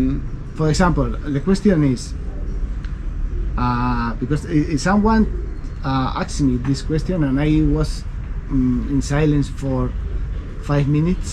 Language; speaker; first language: English; non-native, learner; Spanish